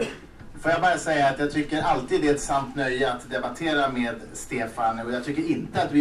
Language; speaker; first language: Swedish; native; Swedish